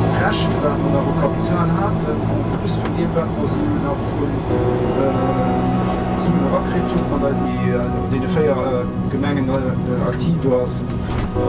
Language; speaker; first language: German; non-native, local second language; Luxembourgish